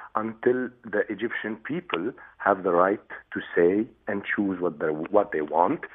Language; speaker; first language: English; non-native, fluent; Arabic